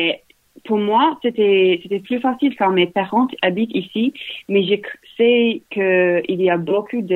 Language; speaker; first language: French; non-native, learner; English